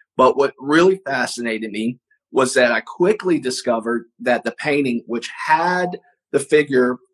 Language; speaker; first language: English; native; English